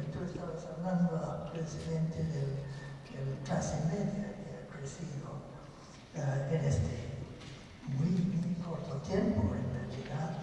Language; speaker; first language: Spanish; non-native, fluent; English